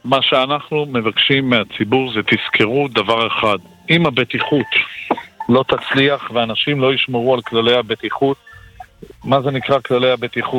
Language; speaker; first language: Hebrew; native; Hebrew